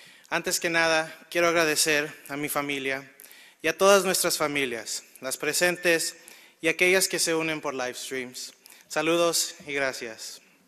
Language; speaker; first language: Spanish; early bilingual, heritage; Spanish